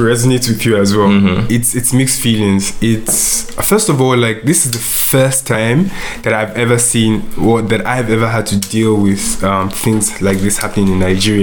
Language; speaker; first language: English; non-native, local second language; Yoruba